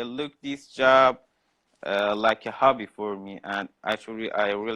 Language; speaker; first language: English; non-native, learner; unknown